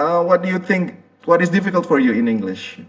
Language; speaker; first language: English; non-native, fluent; Indonesian